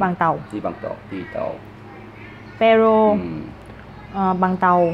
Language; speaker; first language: Vietnamese; non-native, learner; Korean